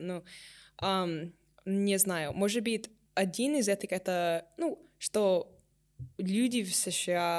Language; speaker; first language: Russian; non-native, learner; English